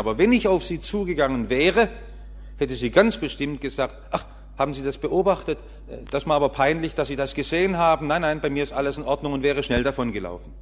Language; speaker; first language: German; native; German